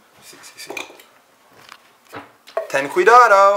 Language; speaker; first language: Spanish; non-native, learner; English